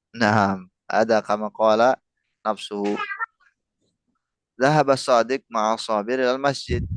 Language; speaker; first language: Arabic; non-native, fluent; Indonesian